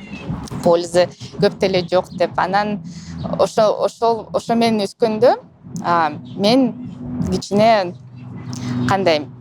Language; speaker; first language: Kyrgyz; non-native, local second language; Russian